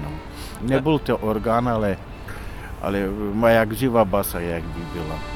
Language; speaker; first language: Czech; non-native, local second language; Slovak